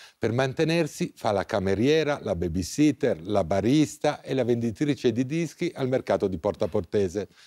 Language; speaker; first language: Italian; native; Italian